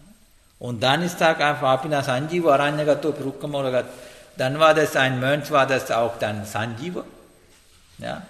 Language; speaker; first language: German; non-native, learner; Sinhala